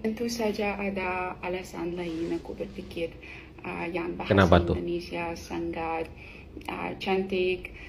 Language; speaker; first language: Indonesian; non-native, learner; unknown